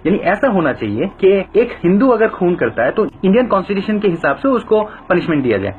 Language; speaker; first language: Urdu; non-native, fluent; Bangla